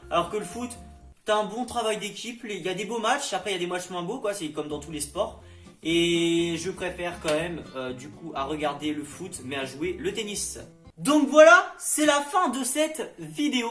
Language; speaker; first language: French; native; French